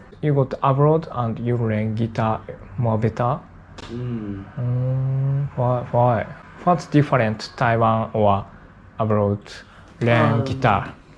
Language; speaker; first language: English; non-native, learner; Japanese